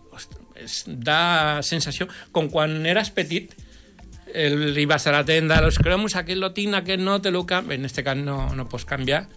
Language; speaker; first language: Catalan; non-native, local second language; Spanish